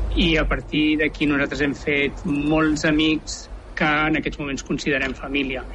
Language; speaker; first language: Catalan; native; Catalan